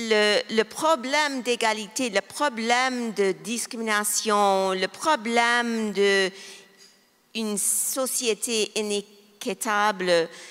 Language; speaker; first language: French; non-native, local second language; English